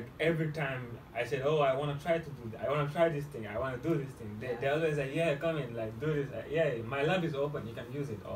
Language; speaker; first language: English; non-native, fluent; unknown